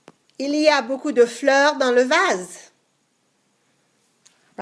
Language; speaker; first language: French; non-native, fluent; English